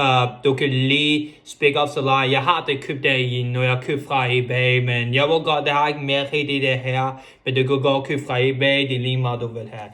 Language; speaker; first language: Danish; non-native, local second language; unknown